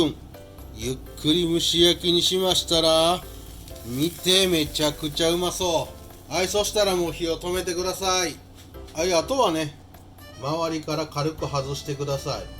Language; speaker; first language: Japanese; native; Japanese